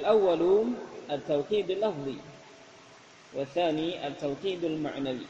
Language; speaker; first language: Arabic; non-native, fluent; Indonesian